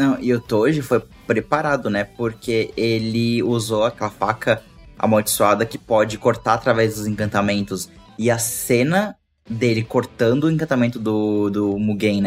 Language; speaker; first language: Portuguese; native; Portuguese